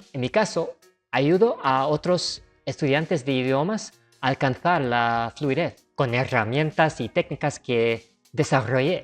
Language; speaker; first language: Spanish; non-native, fluent; English